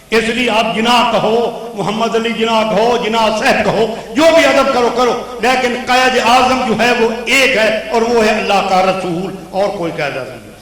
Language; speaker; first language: Urdu; non-native, local second language; Punjabi